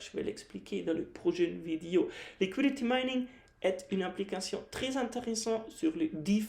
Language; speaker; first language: French; non-native, fluent; German